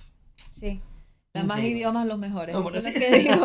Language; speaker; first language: Spanish; early bilingual, other home language; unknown